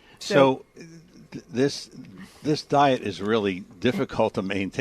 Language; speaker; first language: English; native; English